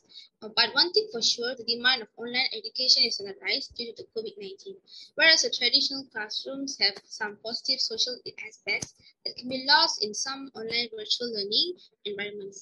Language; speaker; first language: English; non-native, local second language; Malay